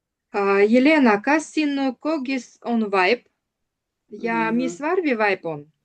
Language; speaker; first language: Estonian; non-native, learner; Russian